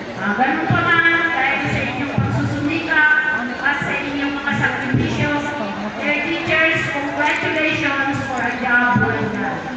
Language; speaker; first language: Filipino; native; Filipino